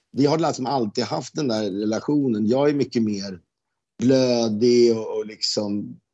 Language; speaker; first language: Swedish; native; Swedish